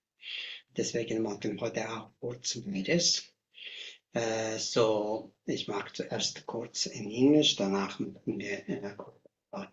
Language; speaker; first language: German; non-native, learner; Tibetan